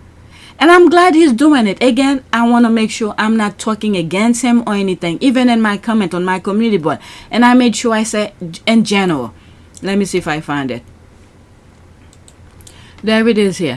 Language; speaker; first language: English; native; English